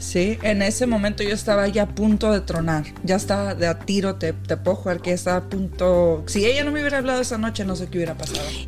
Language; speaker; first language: Spanish; early bilingual, heritage; Spanish